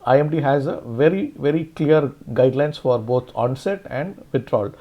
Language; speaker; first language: English; non-native, local second language; Tamil